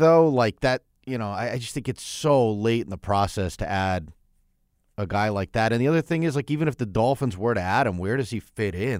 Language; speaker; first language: English; native; English